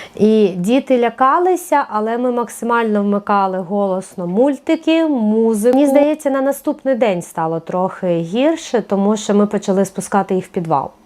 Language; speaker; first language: Ukrainian; native; Ukrainian